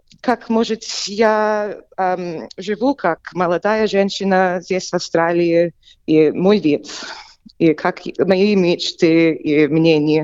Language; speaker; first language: Russian; early bilingual, heritage; English